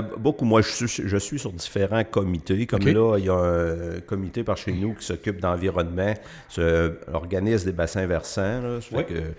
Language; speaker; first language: French; native; French